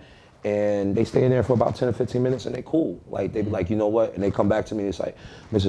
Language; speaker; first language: English; native; English